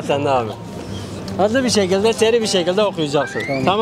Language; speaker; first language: Turkish; native; Turkish